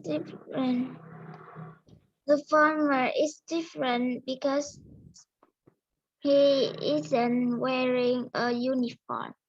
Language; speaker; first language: English; non-native, learner; Vietnamese